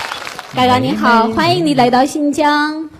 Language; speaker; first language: Chinese; non-native, local second language; Uyghur